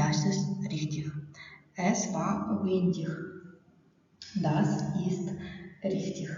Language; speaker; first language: German; non-native, fluent; Ukrainian